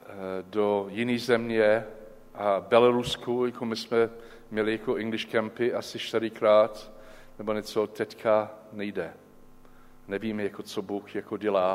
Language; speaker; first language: Czech; non-native, learner; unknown